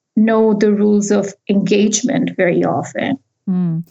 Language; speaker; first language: English; non-native, local second language; Hindi